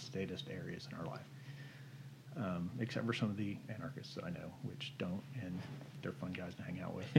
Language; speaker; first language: English; native; English